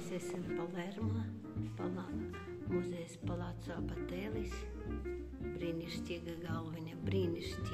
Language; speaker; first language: Latvian; non-native, local second language; Russian